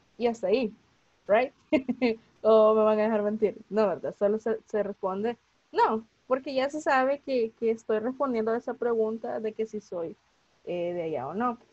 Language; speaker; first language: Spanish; native; Spanish